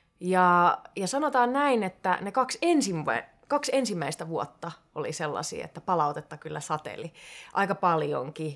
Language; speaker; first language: Finnish; native; Finnish